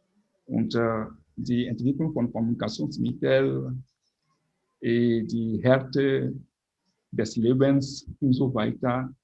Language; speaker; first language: German; non-native, fluent; French